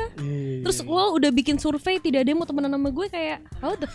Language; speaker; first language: Indonesian; native; Indonesian